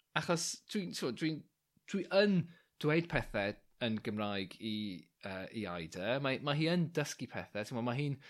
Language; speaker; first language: Welsh; non-native, local second language; English